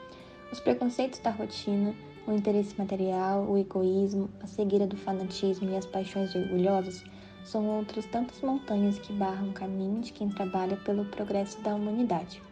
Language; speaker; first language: Portuguese; native; Portuguese